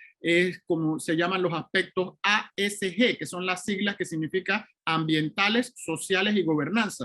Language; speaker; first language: Spanish; native; Spanish